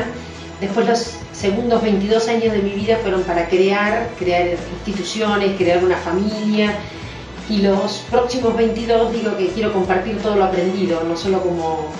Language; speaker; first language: Spanish; native; Spanish